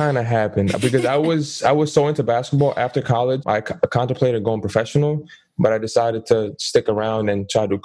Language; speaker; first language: English; non-native, fluent; Dutch